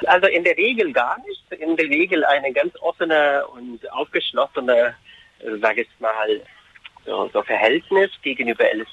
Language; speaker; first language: German; non-native, fluent; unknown